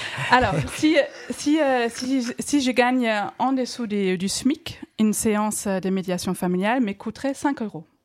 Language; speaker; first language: French; non-native, fluent; German